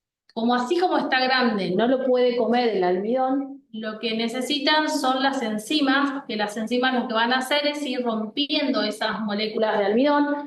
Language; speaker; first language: Spanish; native; Spanish